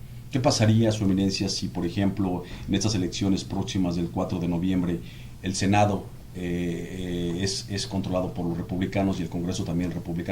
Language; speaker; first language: Spanish; native; Spanish